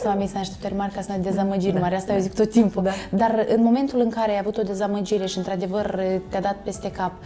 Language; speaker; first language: Romanian; native; Romanian